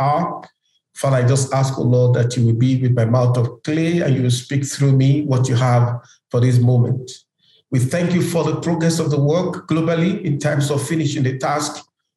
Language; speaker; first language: English; non-native, local second language; Yoruba